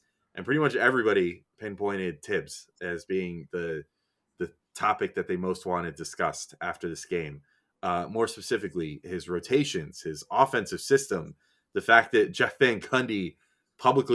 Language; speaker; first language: English; native; English